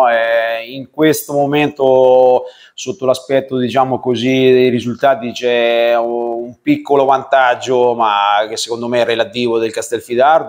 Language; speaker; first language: Italian; native; Italian